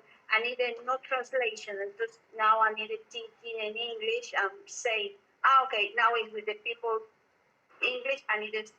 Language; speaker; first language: English; non-native, learner; Spanish